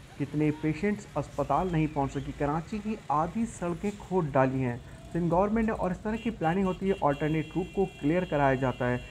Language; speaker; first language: Urdu; native; Urdu